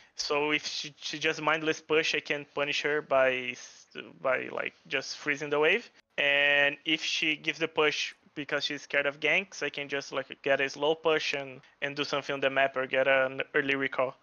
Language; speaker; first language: English; non-native, fluent; Portuguese